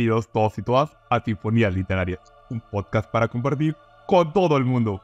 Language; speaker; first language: Spanish; native; Spanish